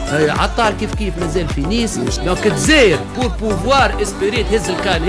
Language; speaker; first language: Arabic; native; Arabic